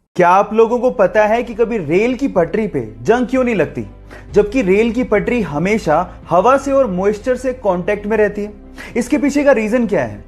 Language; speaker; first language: Hindi; native; Hindi